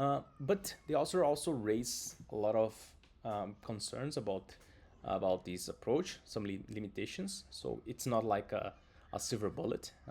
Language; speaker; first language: English; non-native, fluent; Portuguese